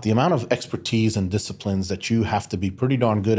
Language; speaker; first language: English; native; English